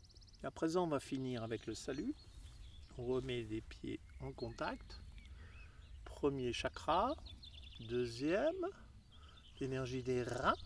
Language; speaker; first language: French; native; French